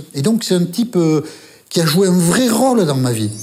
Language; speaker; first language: French; native; French